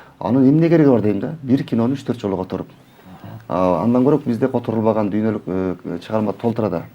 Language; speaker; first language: Kyrgyz; native; Kyrgyz